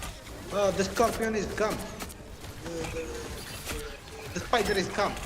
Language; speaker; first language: English; non-native, learner; Hindi